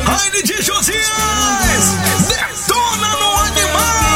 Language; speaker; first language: Portuguese; native; Portuguese